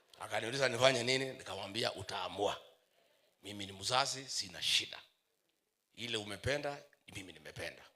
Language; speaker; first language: Swahili; non-native, local second language; Kikuyu